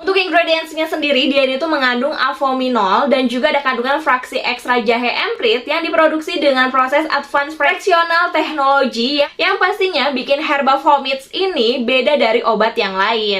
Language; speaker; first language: Indonesian; native; Indonesian